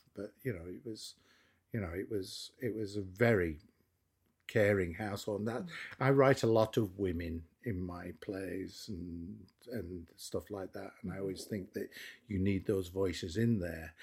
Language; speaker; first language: English; native; English